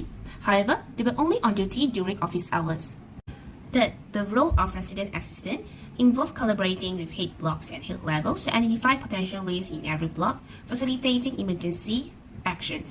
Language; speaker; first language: English; non-native, local second language; Malay